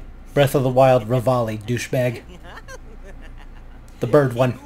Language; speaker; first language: English; native; English